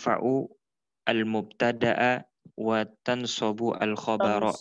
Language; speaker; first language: Arabic; non-native, learner; Indonesian